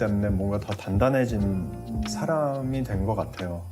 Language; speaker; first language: Korean; early bilingual, heritage; Korean